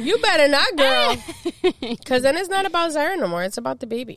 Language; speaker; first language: English; early bilingual, other home language; Spanish